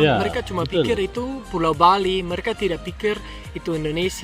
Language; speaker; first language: Indonesian; non-native, fluent; German